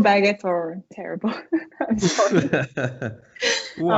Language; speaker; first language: English; non-native, fluent; French